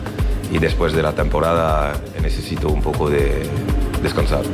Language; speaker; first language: Spanish; non-native, learner; French